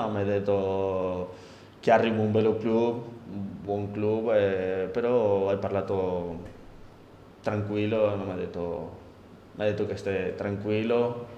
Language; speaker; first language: Italian; non-native, learner; Spanish